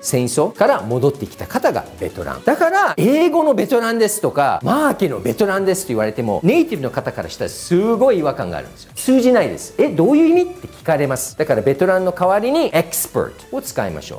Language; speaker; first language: Japanese; native; Japanese